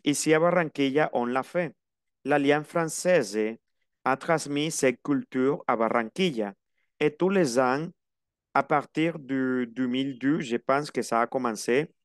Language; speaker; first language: French; non-native, fluent; Spanish